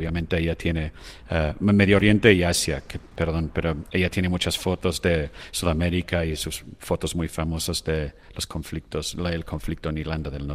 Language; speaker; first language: Spanish; non-native, fluent; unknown